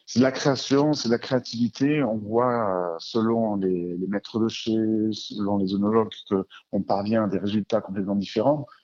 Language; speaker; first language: French; native; French